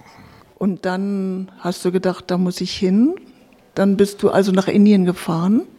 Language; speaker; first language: German; native; German